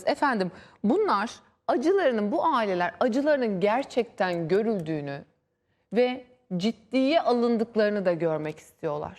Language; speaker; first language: Turkish; native; Turkish